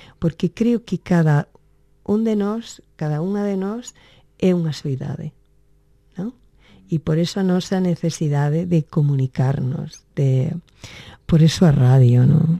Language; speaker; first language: Galician; native; Galician